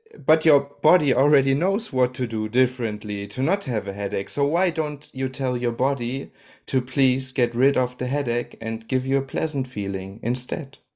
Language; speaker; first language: English; non-native, fluent; German